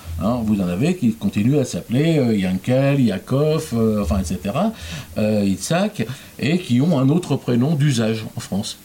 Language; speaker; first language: French; native; French